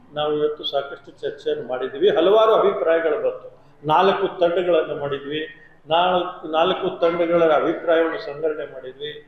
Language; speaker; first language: Kannada; non-native, local second language; Lambadi